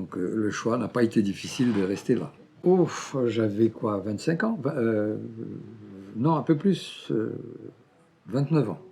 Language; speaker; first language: French; non-native, fluent; Portuguese